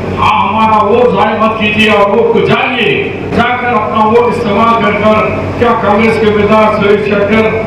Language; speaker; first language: Urdu; native; Urdu